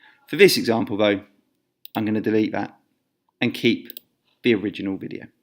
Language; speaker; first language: English; native; English